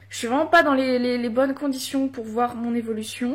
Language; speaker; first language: French; native; French